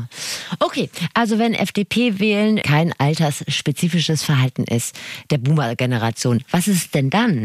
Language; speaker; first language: German; native; German